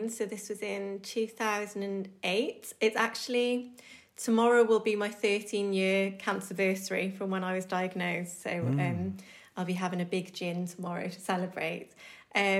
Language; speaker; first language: English; native; English